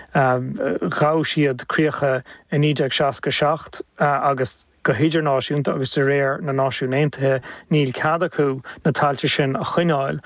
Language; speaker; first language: Irish; native; Irish